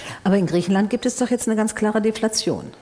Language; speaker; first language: German; native; German